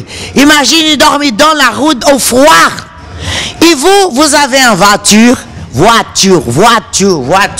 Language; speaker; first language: French; non-native, fluent; Portuguese